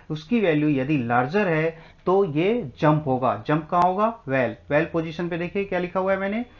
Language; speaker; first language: Hindi; native; Hindi